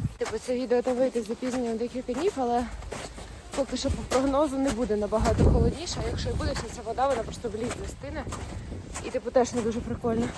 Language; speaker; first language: Ukrainian; native; Ukrainian